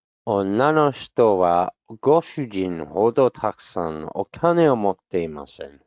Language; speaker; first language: Japanese; non-native, learner; English